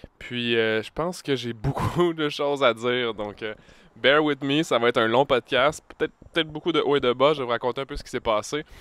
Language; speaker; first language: French; native; French